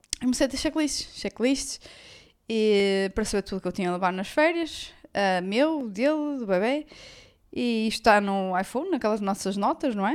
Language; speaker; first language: Portuguese; native; Portuguese